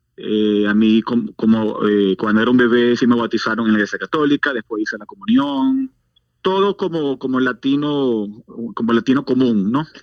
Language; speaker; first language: Spanish; native; Spanish